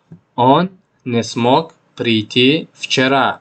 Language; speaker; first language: Russian; non-native, local second language; Tajik